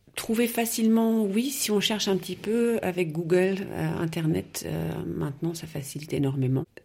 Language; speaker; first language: French; native; French